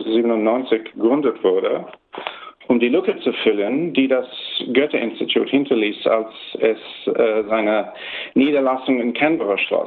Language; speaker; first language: German; early bilingual, heritage; German